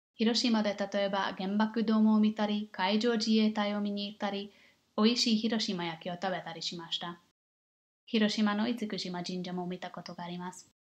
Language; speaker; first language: Japanese; non-native, learner; English